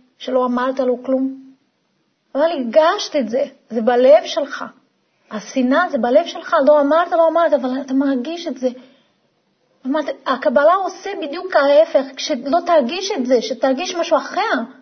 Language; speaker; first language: Hebrew; non-native, fluent; Portuguese